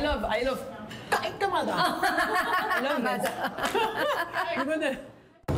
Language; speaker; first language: Korean; non-native, learner; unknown